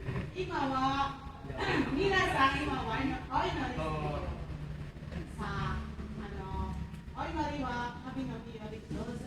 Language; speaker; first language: Japanese; non-native, learner; Indonesian